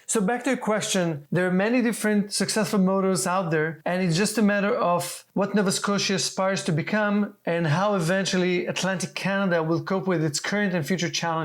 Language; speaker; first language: English; non-native, fluent; Hebrew